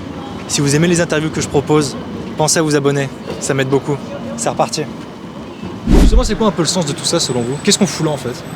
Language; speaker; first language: French; native; French